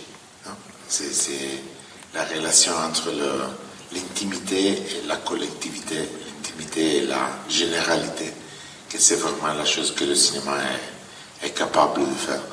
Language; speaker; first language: French; non-native, fluent; Italian